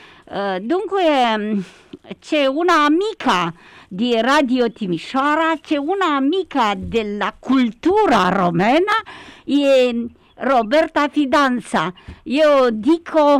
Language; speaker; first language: Italian; non-native, learner; Romanian